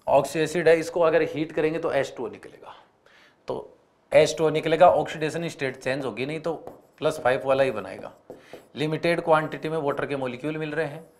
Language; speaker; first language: Hindi; native; Hindi